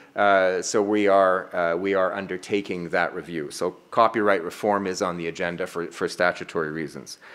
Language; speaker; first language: English; native; English